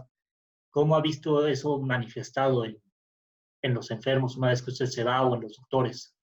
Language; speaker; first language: Spanish; native; Spanish